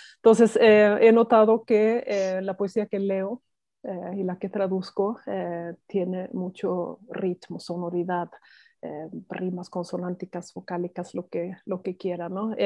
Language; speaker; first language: Spanish; non-native, fluent; Swedish